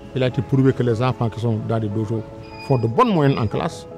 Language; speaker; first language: French; non-native, local second language; Wolof